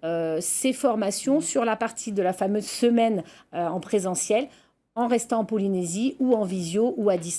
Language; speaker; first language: French; native; French